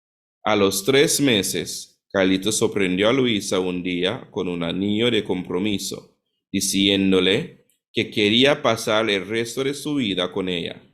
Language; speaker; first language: Spanish; non-native, fluent; English